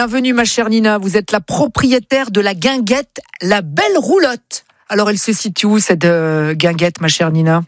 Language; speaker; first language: French; native; French